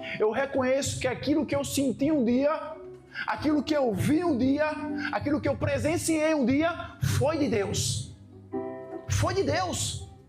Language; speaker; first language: Portuguese; native; Portuguese